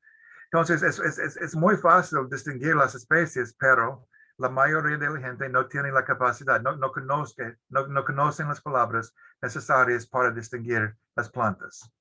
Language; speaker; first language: Spanish; non-native, fluent; English